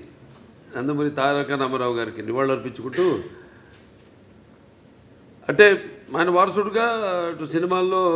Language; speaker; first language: Telugu; native; Telugu